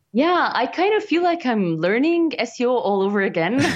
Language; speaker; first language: English; non-native, fluent; Arabic